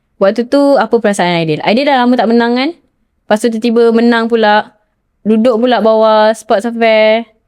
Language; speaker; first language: Malay; native; Malay